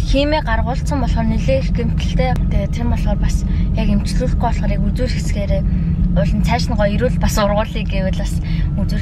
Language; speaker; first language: Mongolian; native; Mongolian